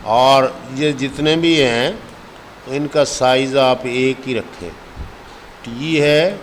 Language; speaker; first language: Urdu; non-native, local second language; Punjabi